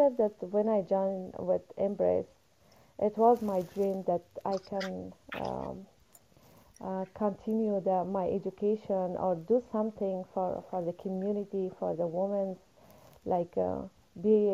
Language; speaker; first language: English; non-native, fluent; Persian